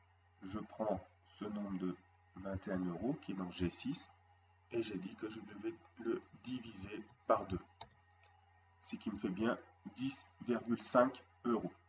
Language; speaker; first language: French; native; French